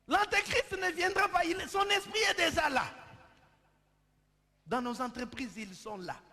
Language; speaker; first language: French; non-native, local second language; Lingala